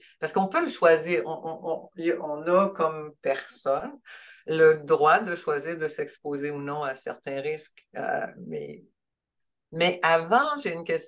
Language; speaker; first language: French; native; French